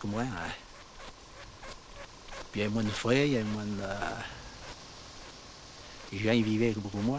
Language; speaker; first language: French; native; French